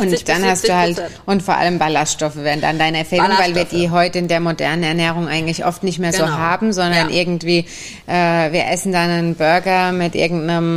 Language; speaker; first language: German; native; German